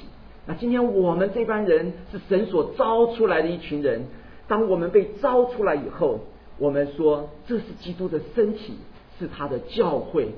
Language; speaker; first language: Chinese; native; Chinese